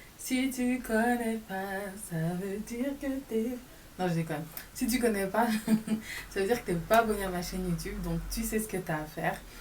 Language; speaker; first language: French; native; French